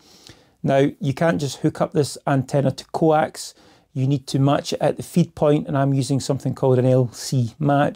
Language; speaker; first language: English; native; English